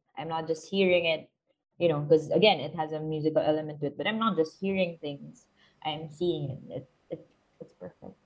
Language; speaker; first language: English; non-native, local second language; Filipino